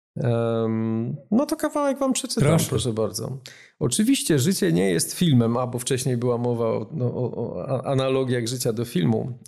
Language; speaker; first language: Polish; native; Polish